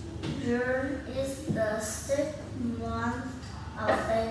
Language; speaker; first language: English; non-native, learner; Vietnamese